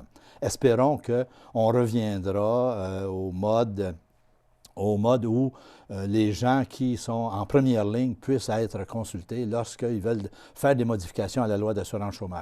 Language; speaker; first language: French; native; French